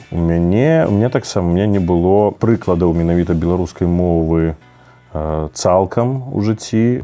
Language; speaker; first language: Belarusian; non-native, local second language; Russian